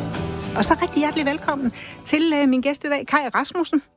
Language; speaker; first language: Danish; native; Danish